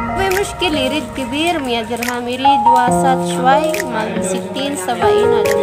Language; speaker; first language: Filipino; native; Filipino